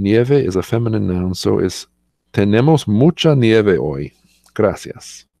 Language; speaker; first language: Spanish; non-native, learner; English